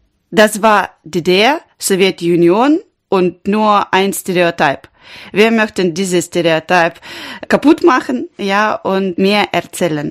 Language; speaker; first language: German; non-native, learner; Ukrainian